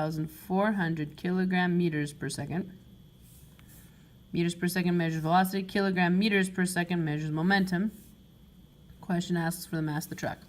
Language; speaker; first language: English; native; English